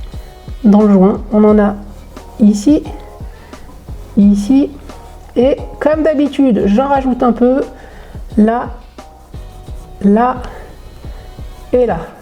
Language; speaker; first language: French; native; French